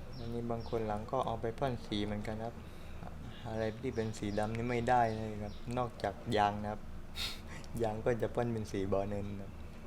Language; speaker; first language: Thai; native; Thai